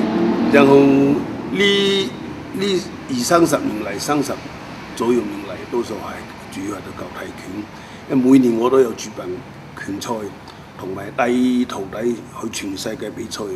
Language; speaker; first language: Cantonese; non-native, local second language; Min Nan Chinese